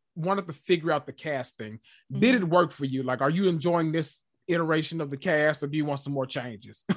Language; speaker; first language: English; native; English